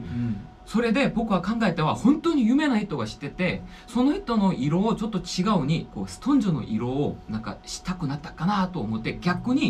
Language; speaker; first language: Japanese; non-native, learner; Korean